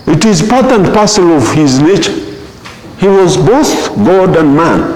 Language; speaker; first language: English; non-native, local second language; Swahili